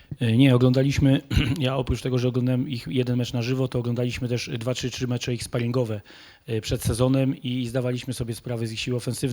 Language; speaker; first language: Polish; native; Polish